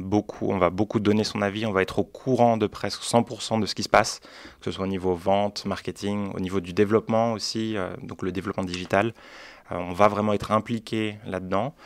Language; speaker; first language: French; native; French